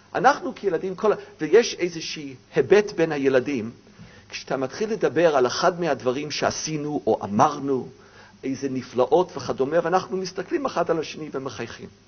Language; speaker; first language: Hebrew; non-native, fluent; English